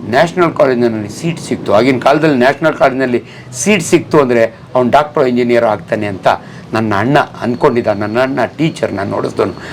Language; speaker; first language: Kannada; native; Kannada